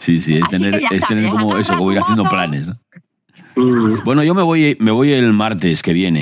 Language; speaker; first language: Spanish; native; Spanish